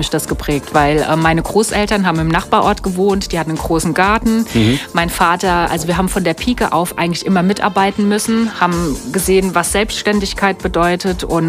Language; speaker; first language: German; native; German